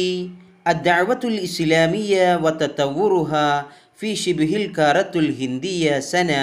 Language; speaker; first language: Arabic; non-native, fluent; Malayalam